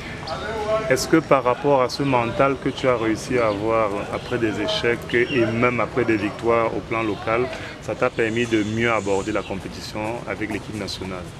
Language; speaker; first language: French; native; French